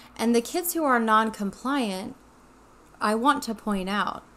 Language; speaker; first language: English; native; English